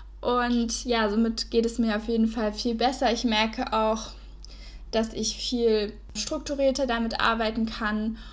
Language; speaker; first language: German; native; German